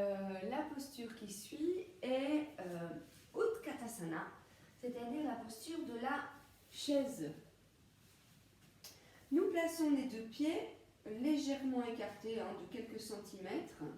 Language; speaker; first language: French; native; French